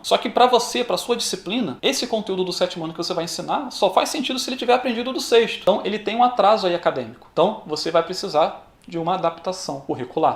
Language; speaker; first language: Portuguese; native; Portuguese